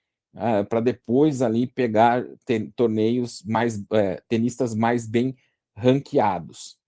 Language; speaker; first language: Portuguese; native; Portuguese